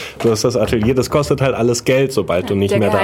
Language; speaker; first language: German; native; German